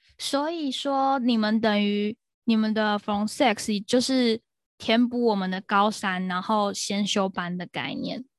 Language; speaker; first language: Chinese; native; Chinese